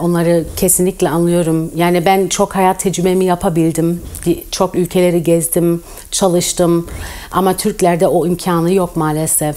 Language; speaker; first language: Turkish; early bilingual, heritage; Turkish